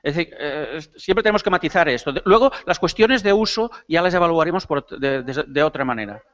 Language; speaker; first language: Spanish; non-native, local second language; Catalan